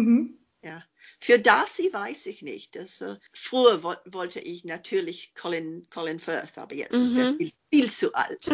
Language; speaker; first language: German; non-native, fluent; English